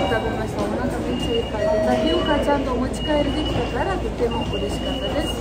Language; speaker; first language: Japanese; non-native, fluent; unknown